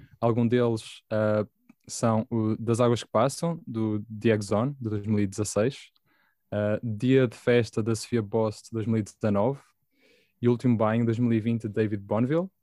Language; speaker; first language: Portuguese; native; Portuguese